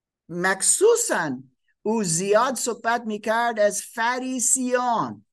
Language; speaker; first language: Persian; non-native, fluent; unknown